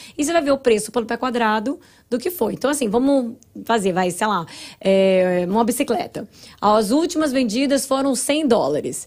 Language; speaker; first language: Portuguese; native; Portuguese